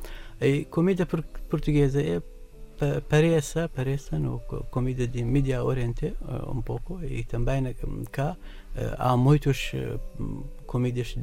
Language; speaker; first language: Portuguese; non-native, learner; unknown